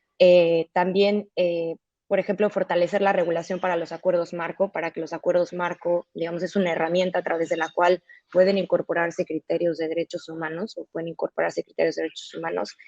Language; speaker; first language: Spanish; native; Spanish